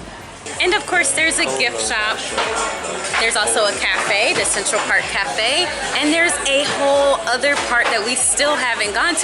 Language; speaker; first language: English; native; English